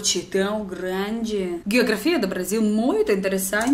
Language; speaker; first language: Portuguese; non-native, learner; Russian